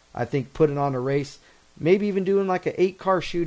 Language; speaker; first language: English; native; English